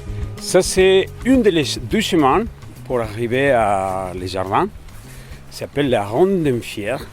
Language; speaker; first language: French; non-native, fluent; Spanish